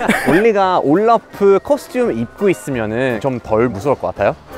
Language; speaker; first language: Korean; non-native, fluent; English